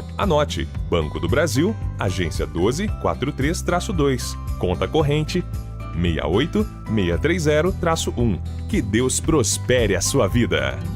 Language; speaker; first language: Portuguese; native; Portuguese